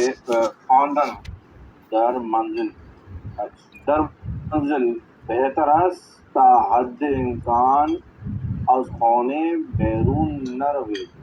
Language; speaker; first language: Persian; non-native, learner; Urdu